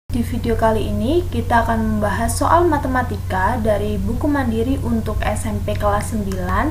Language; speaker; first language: Indonesian; native; Indonesian